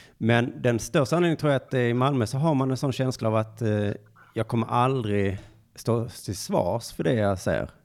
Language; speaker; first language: Swedish; native; Swedish